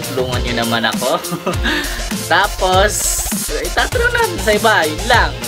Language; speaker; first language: Filipino; non-native, local second language; Cebuano